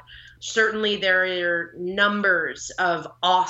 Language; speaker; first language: English; native; English